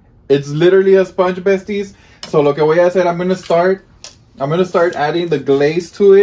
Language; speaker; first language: English; early bilingual, other home language; Spanish